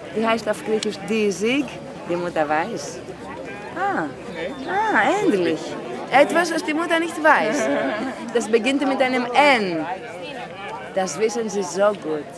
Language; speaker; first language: German; non-native, fluent; Greek